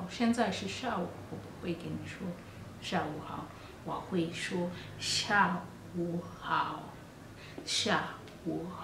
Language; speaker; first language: Chinese; non-native, fluent; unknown